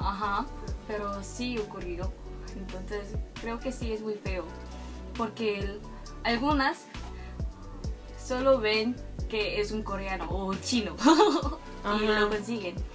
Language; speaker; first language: Spanish; non-native, fluent; Korean